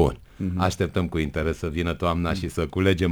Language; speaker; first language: Romanian; native; Romanian